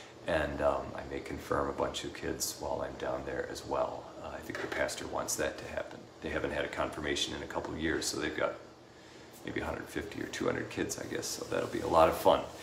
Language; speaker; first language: English; native; English